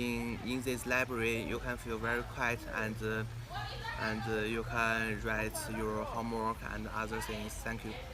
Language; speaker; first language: English; non-native, learner; Chinese